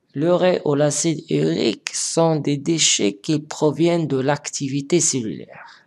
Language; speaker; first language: French; non-native, local second language; Arabic